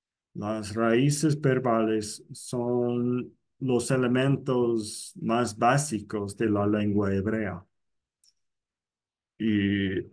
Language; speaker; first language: Spanish; non-native, fluent; English